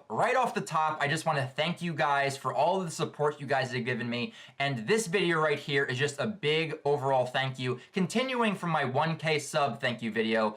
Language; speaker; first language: English; native; English